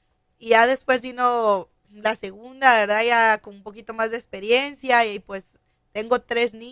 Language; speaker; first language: Spanish; native; Spanish